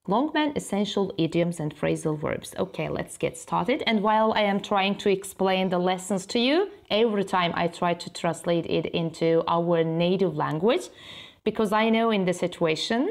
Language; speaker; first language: English; non-native, fluent; Azerbaijani